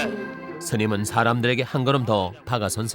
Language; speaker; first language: Korean; native; Korean